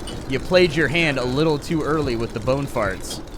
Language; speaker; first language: English; native; English